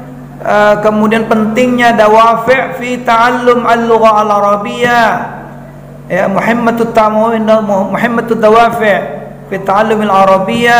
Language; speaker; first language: Arabic; non-native, fluent; Indonesian